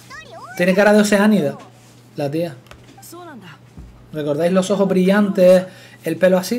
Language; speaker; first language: Spanish; native; Spanish